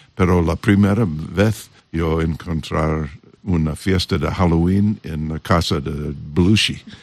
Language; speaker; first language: Spanish; non-native, learner; English